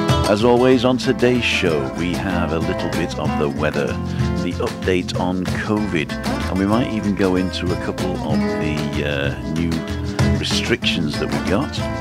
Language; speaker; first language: English; native; English